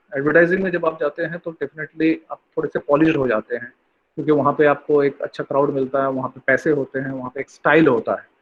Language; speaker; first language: Hindi; non-native, local second language; Bangla